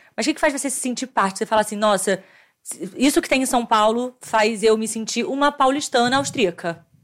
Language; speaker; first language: Portuguese; native; Portuguese